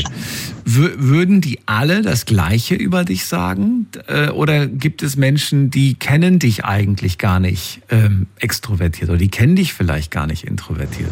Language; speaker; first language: German; native; German